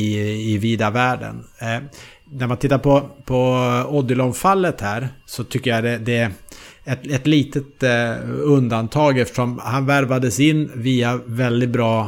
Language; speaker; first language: Swedish; native; Swedish